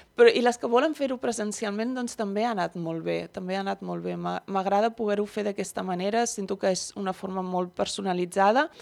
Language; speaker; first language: Catalan; early bilingual, other home language; Dutch